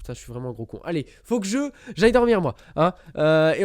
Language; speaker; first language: French; native; French